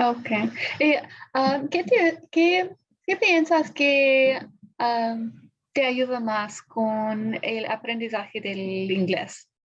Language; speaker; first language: Spanish; non-native, fluent; English